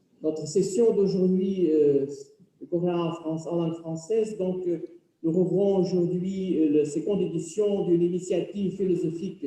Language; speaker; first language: French; non-native, fluent; Portuguese